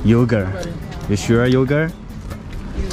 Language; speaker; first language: English; non-native, learner; Chinese